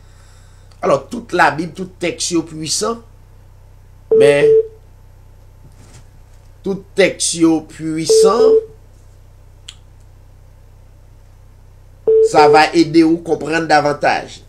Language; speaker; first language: French; non-native, local second language; Haitian Creole